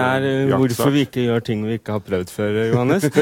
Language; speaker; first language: Norwegian; native; Norwegian